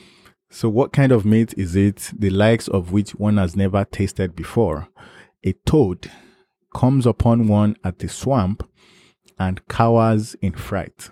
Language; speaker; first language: English; non-native, local second language; Yoruba